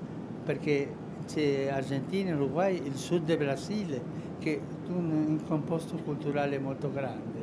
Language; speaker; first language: Italian; non-native, fluent; Spanish